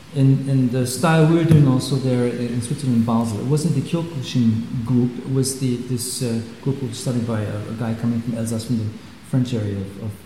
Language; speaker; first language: English; non-native, fluent; Swiss German